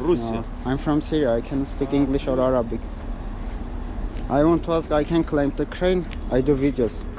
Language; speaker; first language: English; non-native, learner; Armenian